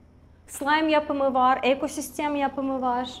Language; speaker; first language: Turkish; non-native, learner; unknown